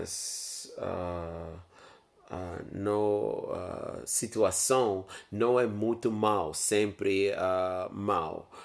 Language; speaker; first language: Portuguese; non-native, learner; English